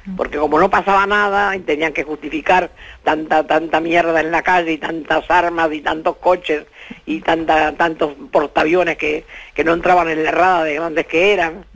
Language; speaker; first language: Spanish; native; Spanish